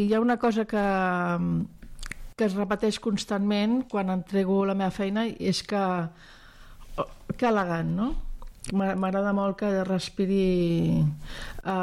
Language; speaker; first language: Catalan; non-native, local second language; French